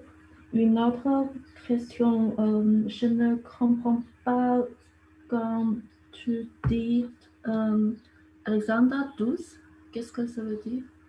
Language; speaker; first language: French; non-native, learner; Chinese